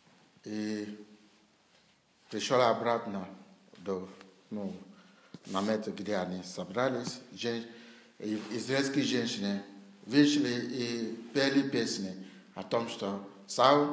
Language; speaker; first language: Ukrainian; non-native, learner; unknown